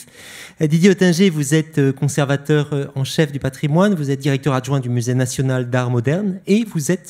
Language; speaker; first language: French; native; French